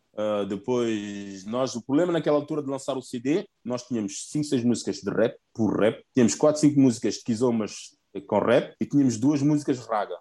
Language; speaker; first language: Portuguese; early bilingual, other home language; Upper Guinea Crioulo